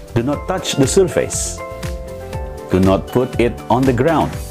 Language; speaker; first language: English; non-native, fluent; Indonesian